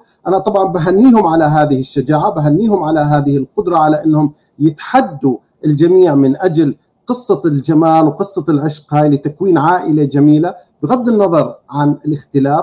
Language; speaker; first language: Arabic; native; Arabic